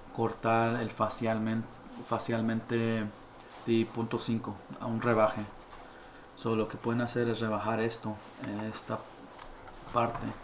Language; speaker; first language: Spanish; early bilingual, heritage; Spanish